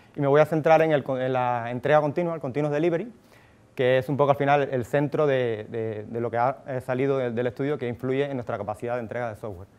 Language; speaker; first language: Spanish; native; Spanish